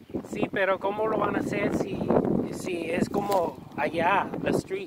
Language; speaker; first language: Spanish; early bilingual, heritage; Spanish